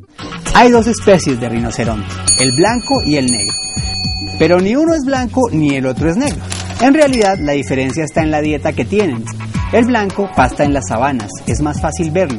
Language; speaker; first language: Spanish; native; Spanish